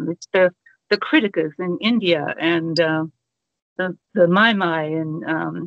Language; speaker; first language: English; native; English